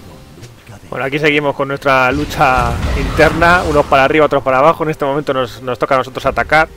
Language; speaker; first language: Spanish; native; Spanish